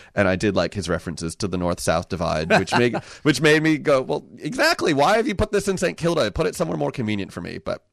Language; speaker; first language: English; native; English